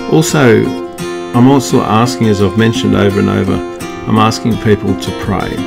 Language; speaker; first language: English; native; English